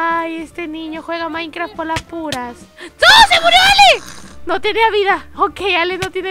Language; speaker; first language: Spanish; native; Spanish